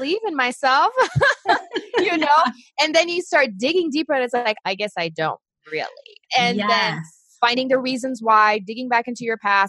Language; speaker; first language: English; non-native, fluent; Portuguese